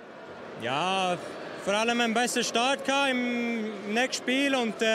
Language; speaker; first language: German; non-native, learner; Swedish